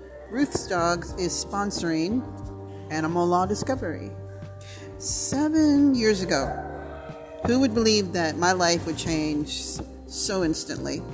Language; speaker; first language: English; early bilingual, other home language; Spanish